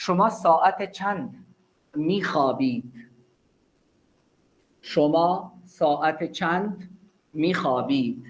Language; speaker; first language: Persian; non-native, fluent; Urdu